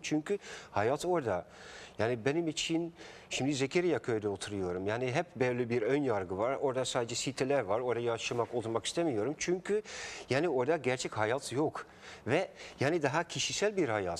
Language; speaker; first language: Turkish; non-native, fluent; Dutch